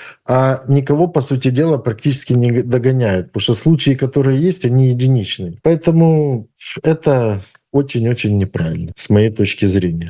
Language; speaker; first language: Russian; native; Russian